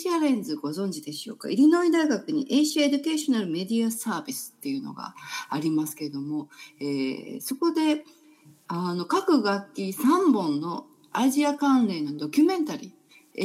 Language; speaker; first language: Japanese; native; Japanese